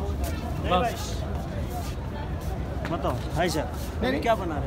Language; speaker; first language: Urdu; non-native, learner; Arabic